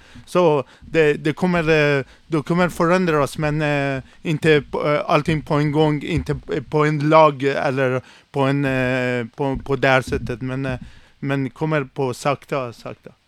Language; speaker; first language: Swedish; non-native, learner; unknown